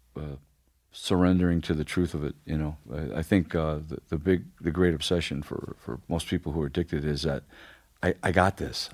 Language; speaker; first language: English; native; English